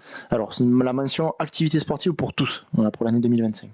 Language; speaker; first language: French; native; French